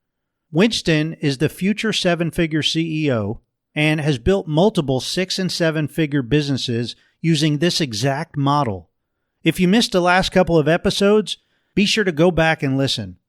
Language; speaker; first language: English; native; English